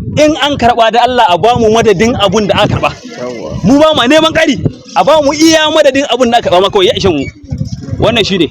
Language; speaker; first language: Hausa; native; Hausa